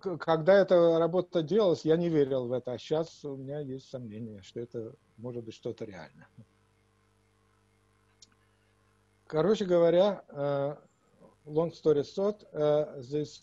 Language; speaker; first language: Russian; native; Russian